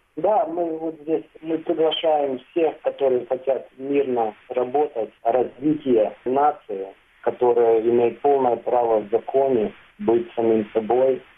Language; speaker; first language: Russian; non-native, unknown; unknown